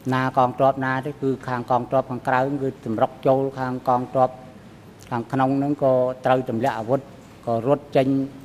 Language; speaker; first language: Khmer; native; Khmer